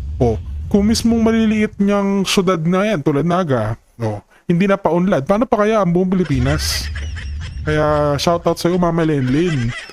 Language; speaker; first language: Filipino; native; Filipino